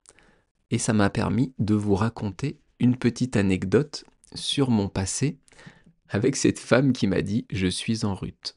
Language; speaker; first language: French; native; French